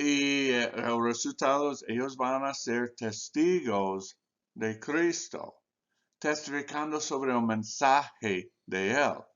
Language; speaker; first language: Spanish; non-native, fluent; English